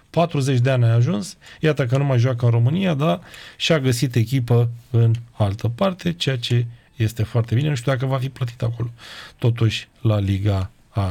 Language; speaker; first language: Romanian; native; Romanian